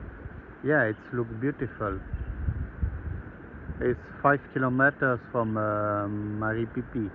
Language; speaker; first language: English; non-native, learner; French